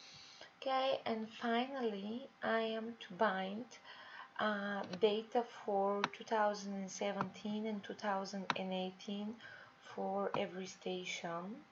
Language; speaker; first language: English; non-native, fluent; Bulgarian